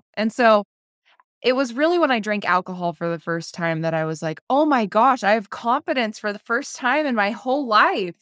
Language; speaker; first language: English; native; English